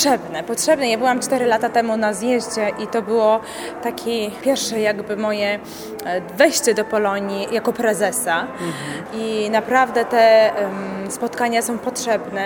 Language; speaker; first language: Polish; non-native, fluent; Armenian